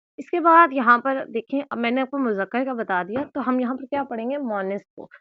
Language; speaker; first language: Urdu; native; Urdu